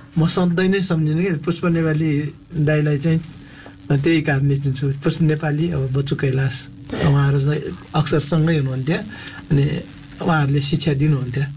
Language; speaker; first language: Nepali; non-native, local second language; Newari